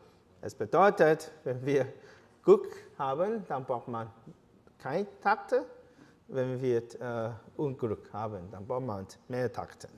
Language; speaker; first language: German; non-native, learner; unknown